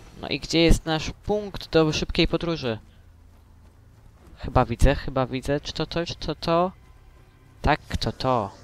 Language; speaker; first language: Polish; native; Polish